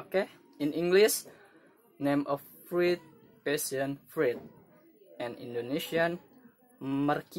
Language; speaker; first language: English; non-native, learner; Indonesian